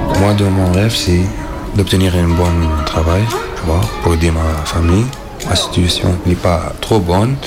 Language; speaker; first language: French; non-native, learner; Arabic